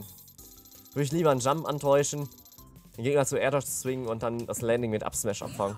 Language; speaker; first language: German; native; German